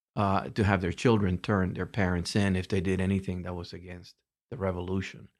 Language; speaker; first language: English; early bilingual, other home language; Spanish